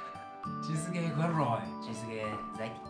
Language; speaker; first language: Vietnamese; non-native, learner; Japanese